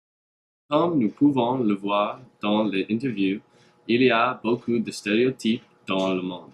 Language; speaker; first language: French; non-native, learner; English